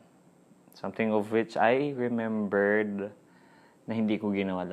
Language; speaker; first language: English; non-native, local second language; Filipino